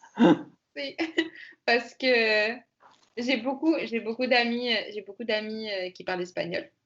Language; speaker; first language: French; native; French